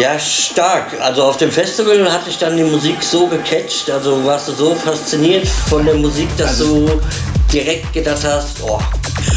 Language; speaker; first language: German; native; German